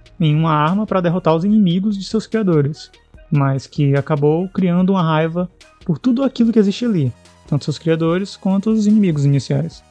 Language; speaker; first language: Portuguese; native; Portuguese